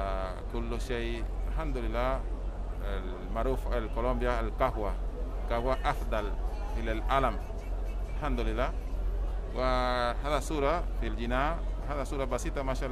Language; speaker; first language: Arabic; non-native, learner; Spanish